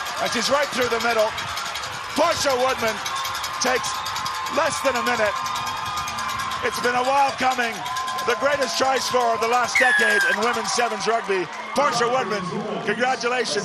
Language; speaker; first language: English; native; English